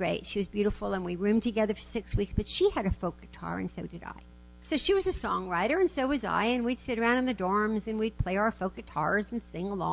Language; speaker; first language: English; early bilingual, other home language; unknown